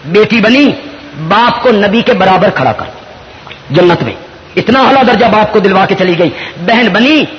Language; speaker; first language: Urdu; non-native, local second language; Punjabi